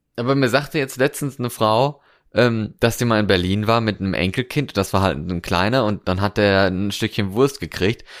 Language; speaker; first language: German; native; German